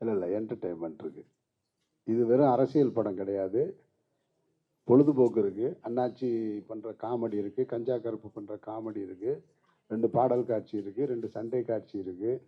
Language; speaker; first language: Tamil; native; Tamil